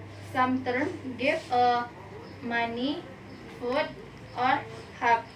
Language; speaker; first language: English; non-native, learner; Indonesian